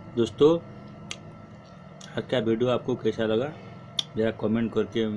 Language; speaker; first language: Hindi; non-native, local second language; Odia